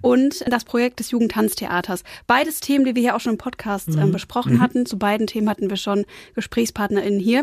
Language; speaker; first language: German; native; German